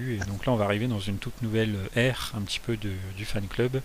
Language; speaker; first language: French; native; French